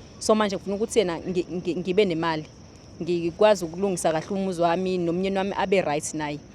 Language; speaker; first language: Zulu; native; Zulu